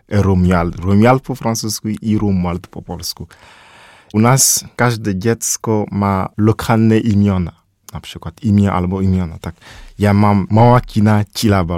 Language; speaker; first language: Polish; non-native, fluent; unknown